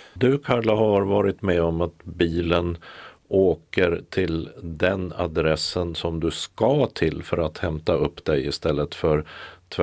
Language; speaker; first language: Swedish; native; Swedish